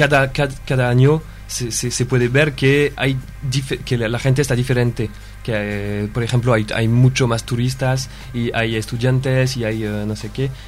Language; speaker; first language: Spanish; non-native, fluent; French